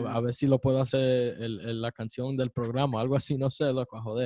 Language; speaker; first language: Spanish; early bilingual, heritage; Spanish